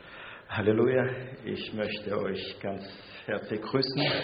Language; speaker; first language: German; non-native, fluent; Russian